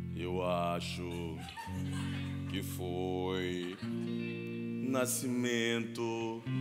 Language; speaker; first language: Portuguese; native; Portuguese